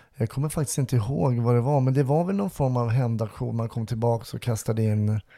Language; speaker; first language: Swedish; native; Swedish